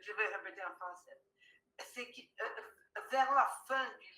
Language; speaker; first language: French; non-native, fluent; Portuguese